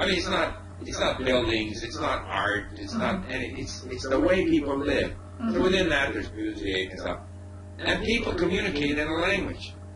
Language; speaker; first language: English; non-native, fluent; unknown